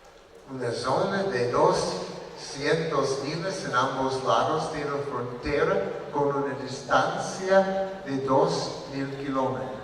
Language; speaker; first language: Spanish; non-native, learner; English